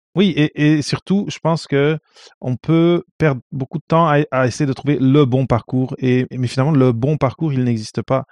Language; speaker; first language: French; non-native, fluent; Portuguese